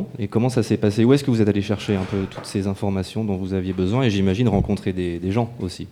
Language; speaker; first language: French; native; French